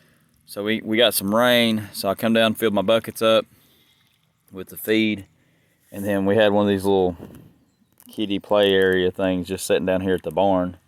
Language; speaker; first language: English; native; English